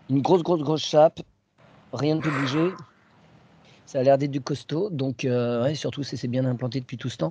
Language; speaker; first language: French; native; French